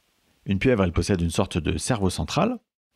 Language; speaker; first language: French; native; French